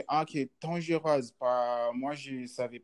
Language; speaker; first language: French; non-native, learner; English